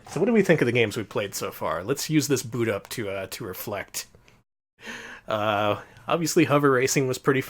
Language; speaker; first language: English; native; English